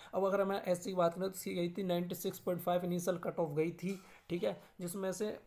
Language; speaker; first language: Hindi; native; Hindi